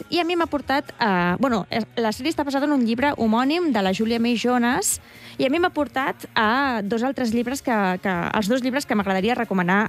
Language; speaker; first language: Catalan; native; Catalan